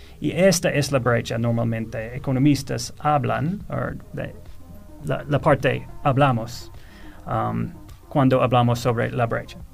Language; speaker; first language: Spanish; non-native, fluent; English